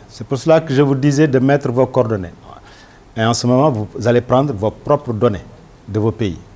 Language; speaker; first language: French; non-native, local second language; Wolof